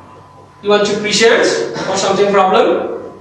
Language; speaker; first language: English; non-native, learner; Indonesian